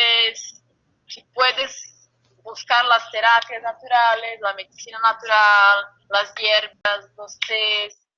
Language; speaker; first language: Spanish; non-native, fluent; Portuguese